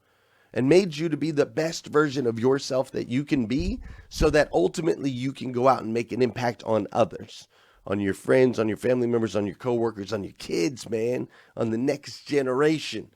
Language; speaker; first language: English; native; English